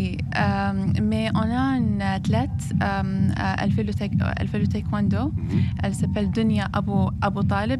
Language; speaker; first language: French; non-native, fluent; Arabic